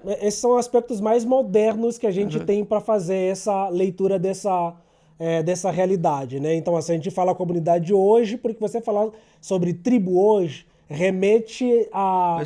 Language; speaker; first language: Portuguese; native; Portuguese